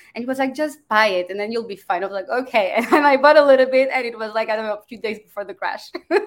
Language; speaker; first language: English; non-native, fluent; French